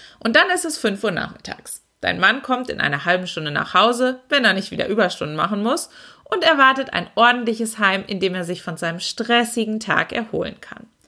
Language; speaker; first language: German; native; German